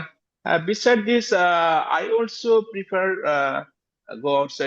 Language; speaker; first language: English; non-native, learner; Bangla